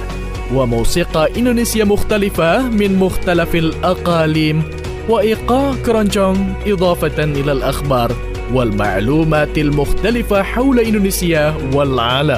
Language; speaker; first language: Arabic; non-native, fluent; Indonesian